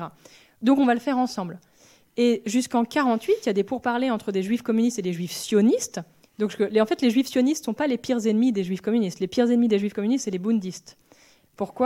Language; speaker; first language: French; native; French